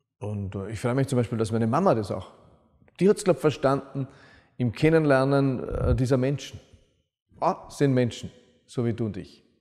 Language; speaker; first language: German; native; German